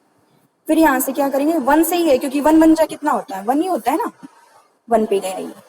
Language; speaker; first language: Hindi; native; Hindi